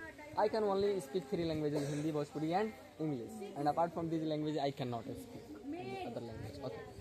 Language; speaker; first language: English; non-native, local second language; Hindi